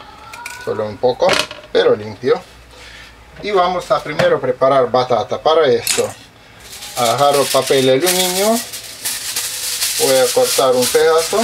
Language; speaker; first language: Spanish; non-native, fluent; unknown